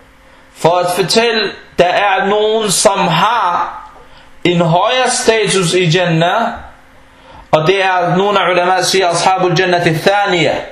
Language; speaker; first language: Danish; non-native, local second language; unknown